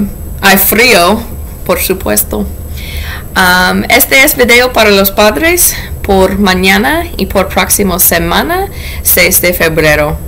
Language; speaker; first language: Spanish; non-native, learner; English